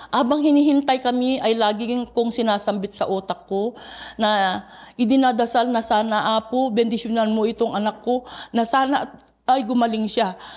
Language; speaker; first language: Filipino; non-native, local second language; Iloko